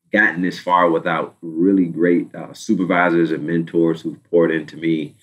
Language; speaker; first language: English; native; English